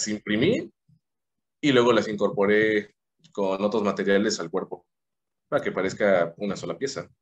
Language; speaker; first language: Spanish; native; Spanish